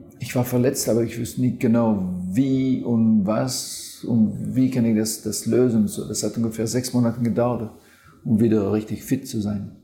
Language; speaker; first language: German; non-native, fluent; French